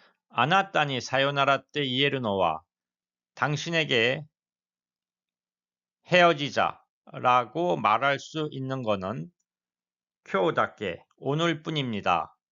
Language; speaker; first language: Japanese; non-native, fluent; Korean